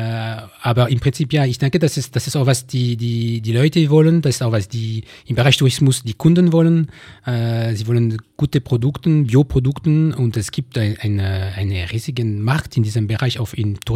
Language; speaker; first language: German; non-native, local second language; French